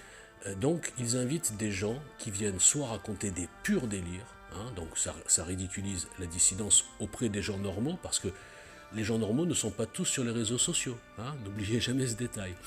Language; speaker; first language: French; native; French